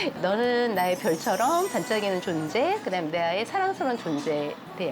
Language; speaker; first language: Korean; native; Korean